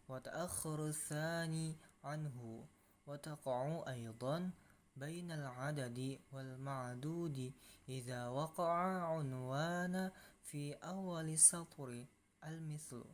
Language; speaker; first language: Arabic; non-native, learner; Indonesian